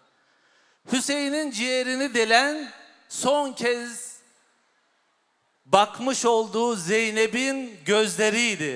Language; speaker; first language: Turkish; native; Turkish